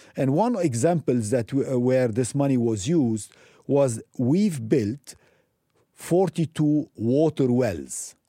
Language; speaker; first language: English; non-native, fluent; Arabic